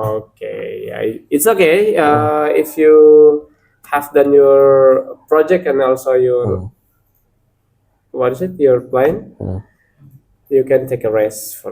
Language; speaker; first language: English; non-native, learner; Indonesian